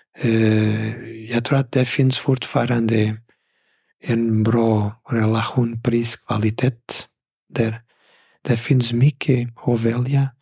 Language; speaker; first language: Swedish; non-native, fluent; Portuguese